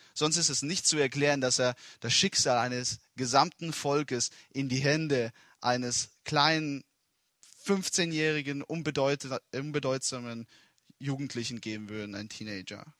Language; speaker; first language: German; non-native, fluent; Italian